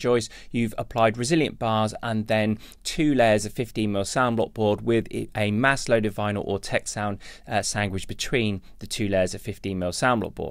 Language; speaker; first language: English; native; English